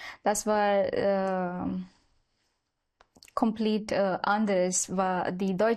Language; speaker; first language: German; non-native, learner; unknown